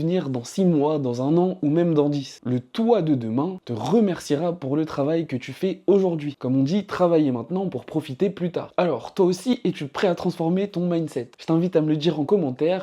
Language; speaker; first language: French; native; French